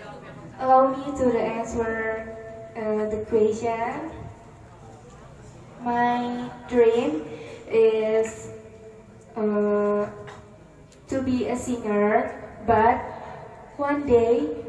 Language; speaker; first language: English; non-native, learner; Indonesian